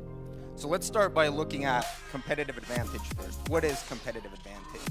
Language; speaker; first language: English; non-native, fluent; Finnish